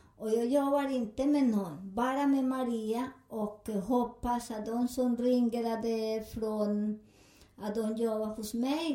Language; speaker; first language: Swedish; non-native, learner; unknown